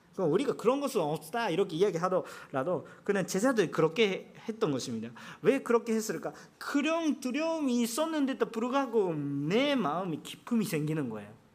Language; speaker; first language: Korean; non-native, fluent; Japanese